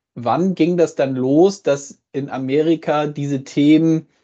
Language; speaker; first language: German; native; German